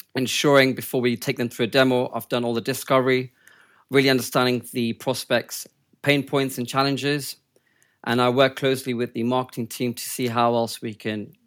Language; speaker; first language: English; early bilingual, other home language; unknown